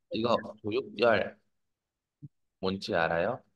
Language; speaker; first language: Korean; non-native, fluent; Vietnamese